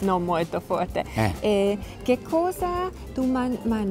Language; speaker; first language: Italian; non-native, learner; Hungarian